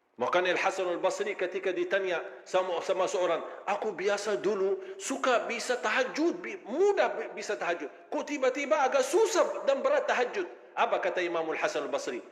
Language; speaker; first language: Malay; non-native, fluent; Arabic